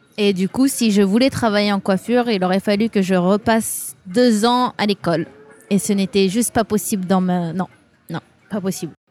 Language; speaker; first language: French; native; French